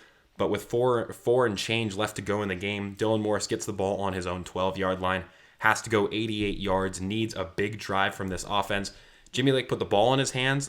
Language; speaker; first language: English; native; English